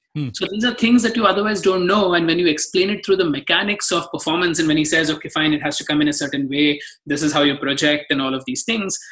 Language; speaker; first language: English; non-native, local second language; Telugu